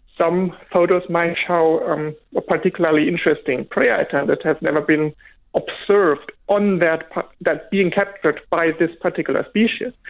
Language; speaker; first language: English; non-native, fluent; German